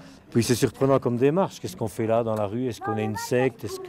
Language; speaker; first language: French; native; French